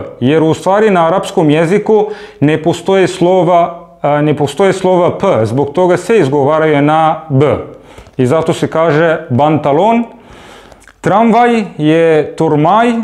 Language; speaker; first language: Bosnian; non-native, fluent; Arabic